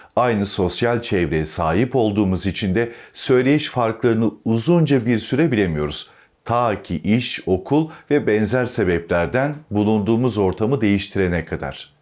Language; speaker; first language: Turkish; native; Turkish